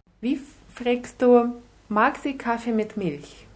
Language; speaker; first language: German; non-native, fluent; Russian